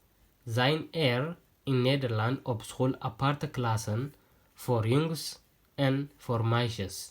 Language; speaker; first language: Dutch; non-native, learner; Tigrinya